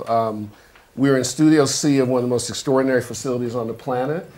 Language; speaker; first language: English; native; English